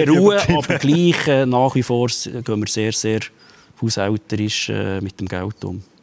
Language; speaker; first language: German; native; German